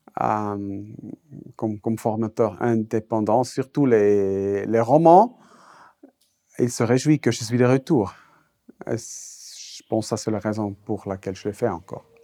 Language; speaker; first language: French; non-native, local second language; Swiss German